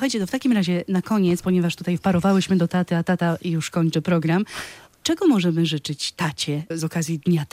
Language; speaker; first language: Polish; native; Polish